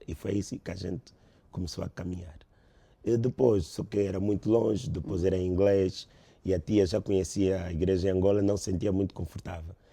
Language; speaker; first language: Portuguese; native; Portuguese